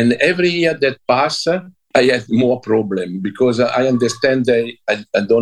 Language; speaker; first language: English; non-native, learner; Italian